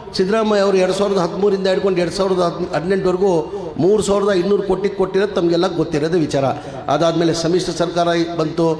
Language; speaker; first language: Kannada; non-native, local second language; Urdu